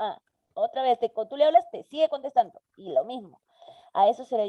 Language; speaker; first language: Spanish; native; Spanish